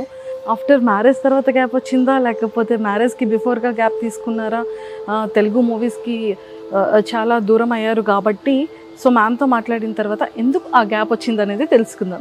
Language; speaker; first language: Telugu; native; Telugu